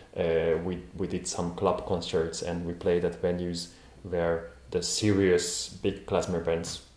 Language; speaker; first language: English; non-native, fluent; Hungarian